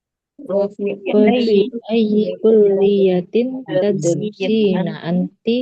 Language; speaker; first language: Arabic; non-native, learner; Indonesian